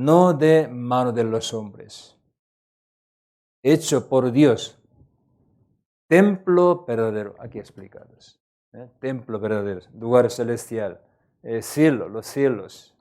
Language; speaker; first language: Spanish; non-native, learner; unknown